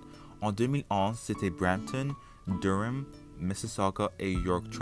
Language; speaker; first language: French; non-native, local second language; English